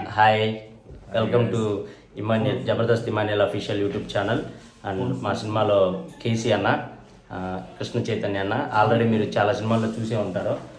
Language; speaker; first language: Telugu; native; Telugu